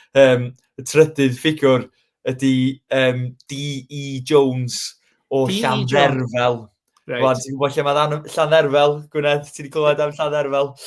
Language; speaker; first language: Welsh; native; Welsh